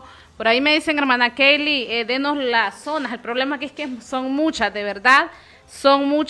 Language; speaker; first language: Spanish; native; Spanish